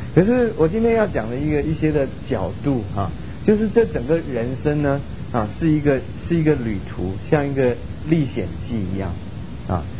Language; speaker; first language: Chinese; early bilingual, other home language; Min Nan Chinese